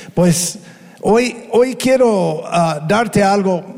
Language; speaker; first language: Spanish; non-native, fluent; English